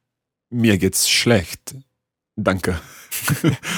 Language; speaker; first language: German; non-native, learner; English